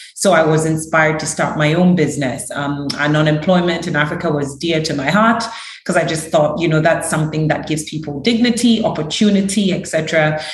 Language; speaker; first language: English; early bilingual, other home language; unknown